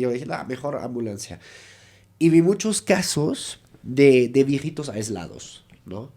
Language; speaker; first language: Spanish; native; Spanish